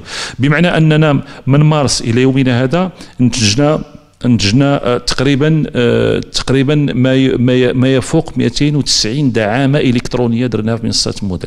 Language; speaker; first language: Arabic; native; Arabic